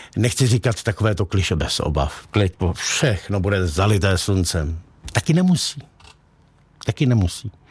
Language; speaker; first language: Czech; native; Czech